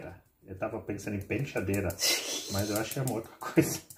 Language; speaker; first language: Portuguese; non-native, learner; German